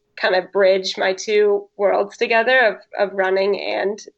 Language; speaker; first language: English; native; English